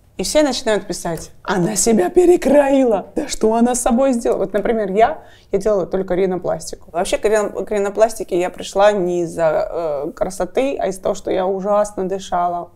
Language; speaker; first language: Russian; non-native, fluent; Georgian